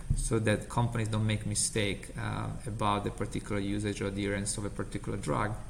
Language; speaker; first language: English; non-native, fluent; Italian